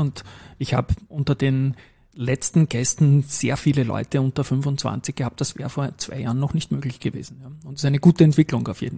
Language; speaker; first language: German; native; German